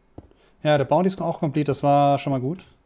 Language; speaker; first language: German; native; German